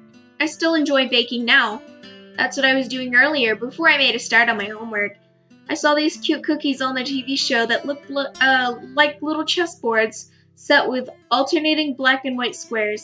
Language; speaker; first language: English; native; English